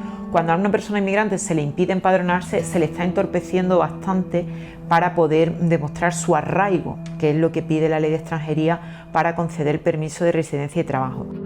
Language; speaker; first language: Spanish; native; Spanish